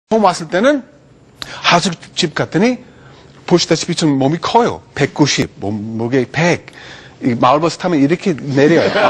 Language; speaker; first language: Korean; non-native, fluent; English